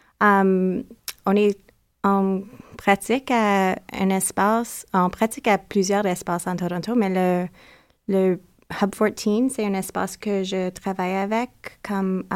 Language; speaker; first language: French; non-native, learner; English